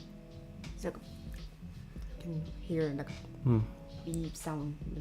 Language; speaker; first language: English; non-native, learner; Japanese